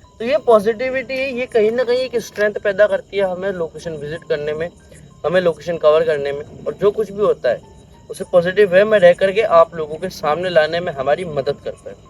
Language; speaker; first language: Hindi; native; Hindi